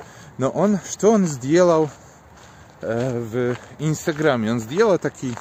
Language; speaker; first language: Russian; non-native, learner; Polish